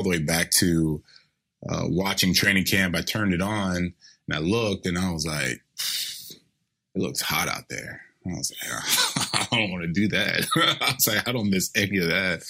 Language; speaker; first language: English; native; English